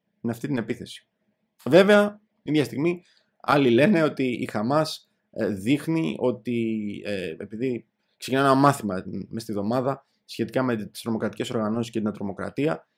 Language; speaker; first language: Greek; native; Greek